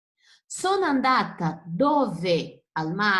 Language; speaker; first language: Italian; non-native, fluent; Portuguese